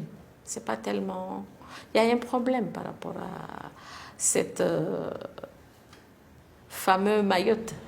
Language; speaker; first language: French; non-native, local second language; Comorian